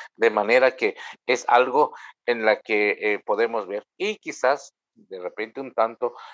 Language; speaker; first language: Spanish; non-native, local second language; Kʼicheʼ